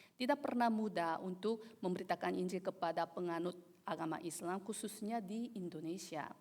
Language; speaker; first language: Indonesian; non-native, fluent; Korean